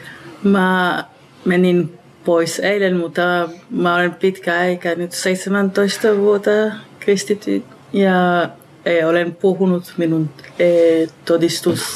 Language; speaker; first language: Finnish; non-native, learner; Hebrew